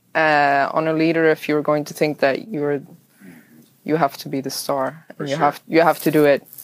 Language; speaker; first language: English; non-native, fluent; Swedish